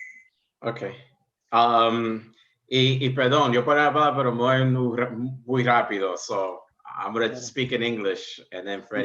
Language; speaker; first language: Spanish; early bilingual, heritage; English